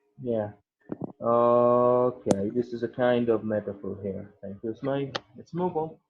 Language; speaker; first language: English; non-native, fluent; Arabic